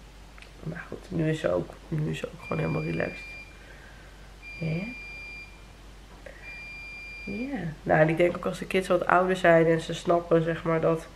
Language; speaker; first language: Dutch; native; Dutch